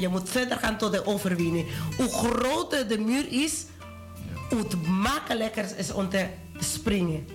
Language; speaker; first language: Dutch; non-native, learner; Spanish